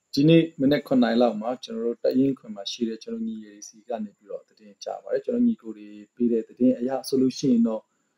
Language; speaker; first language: Burmese; non-native, local second language; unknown